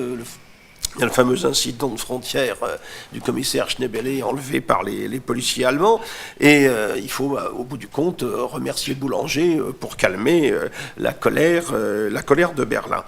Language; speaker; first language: French; native; French